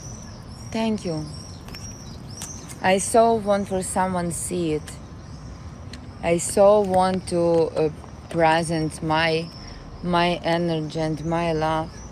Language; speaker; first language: English; non-native, learner; Russian